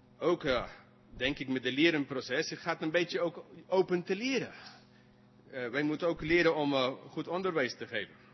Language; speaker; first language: Dutch; non-native, fluent; English